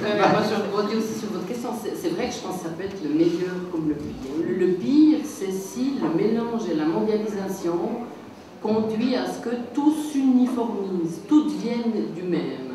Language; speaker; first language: French; native; French